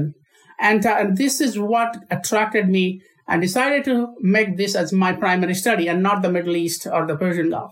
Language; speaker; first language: English; non-native, local second language; Odia